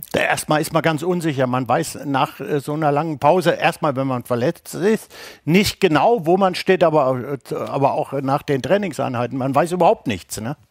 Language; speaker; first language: German; native; German